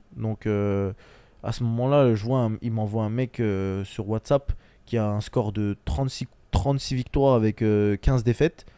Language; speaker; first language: French; early bilingual, other home language; Chechen